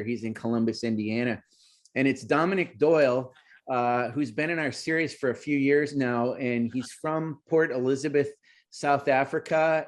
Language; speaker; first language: English; native; English